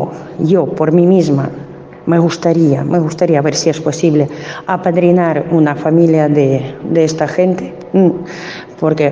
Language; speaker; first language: Spanish; non-native, fluent; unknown